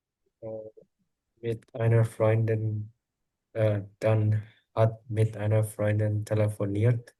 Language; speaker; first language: German; non-native, learner; Indonesian